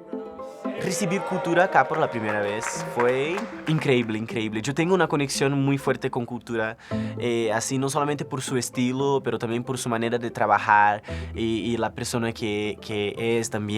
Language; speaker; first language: Spanish; non-native, fluent; Portuguese